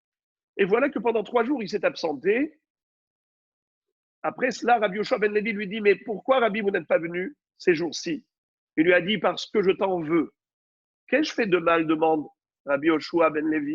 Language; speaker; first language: French; native; French